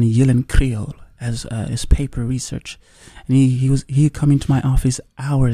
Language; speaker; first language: English; non-native, local second language; Yoruba